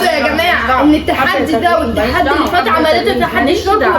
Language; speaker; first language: Arabic; native; Arabic